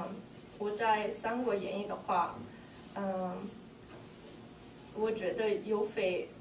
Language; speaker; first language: Chinese; non-native, learner; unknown